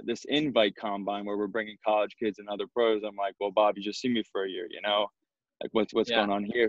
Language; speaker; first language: English; native; English